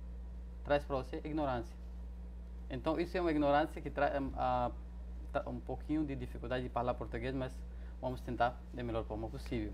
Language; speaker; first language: Portuguese; non-native, fluent; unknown